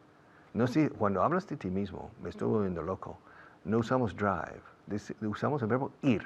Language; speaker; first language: Spanish; non-native, fluent; English